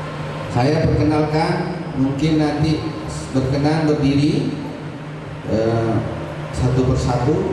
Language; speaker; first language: Indonesian; native; Indonesian